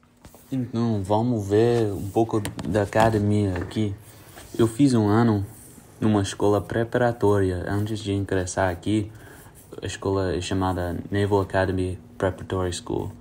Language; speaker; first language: Portuguese; early bilingual, heritage; English